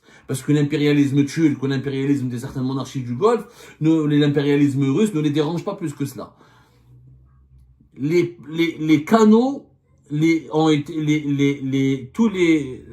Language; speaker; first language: French; non-native, local second language; Arabic